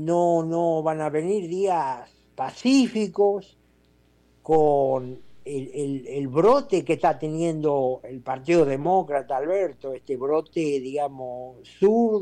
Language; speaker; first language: Spanish; native; Spanish